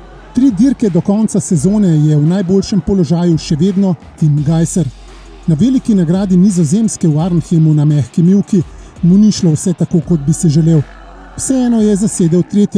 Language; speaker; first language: Slovenian; native; Slovenian